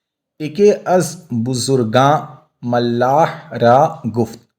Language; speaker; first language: Persian; non-native, fluent; Urdu